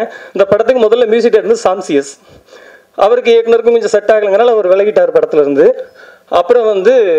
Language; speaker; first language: Tamil; native; Tamil